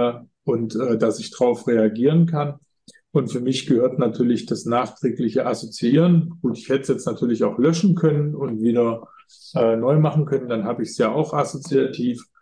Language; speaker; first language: German; native; German